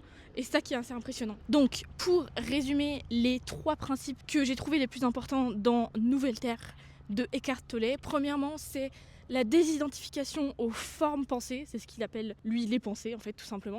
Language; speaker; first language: French; native; French